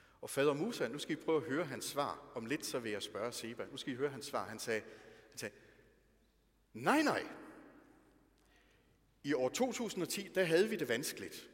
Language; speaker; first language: Danish; native; Danish